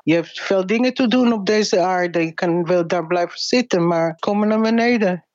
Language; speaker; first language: Dutch; non-native, fluent; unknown